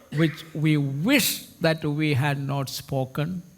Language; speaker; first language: English; non-native, local second language; Hindi